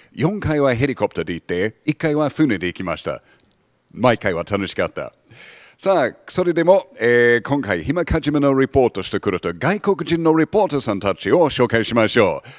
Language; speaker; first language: Japanese; non-native, fluent; English